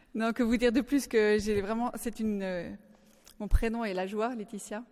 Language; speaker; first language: French; native; French